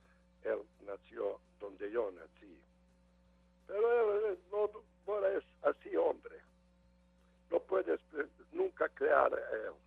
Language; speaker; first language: Spanish; non-native, learner; Serbian